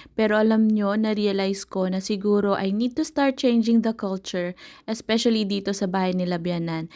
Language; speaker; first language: Filipino; native; Filipino